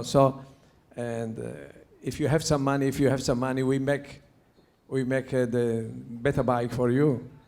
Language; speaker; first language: English; non-native, learner; Italian